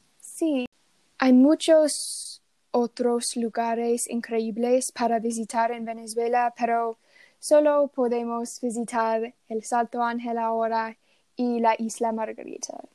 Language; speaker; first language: Spanish; non-native, learner; English